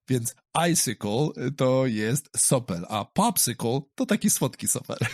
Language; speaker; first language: Polish; native; Polish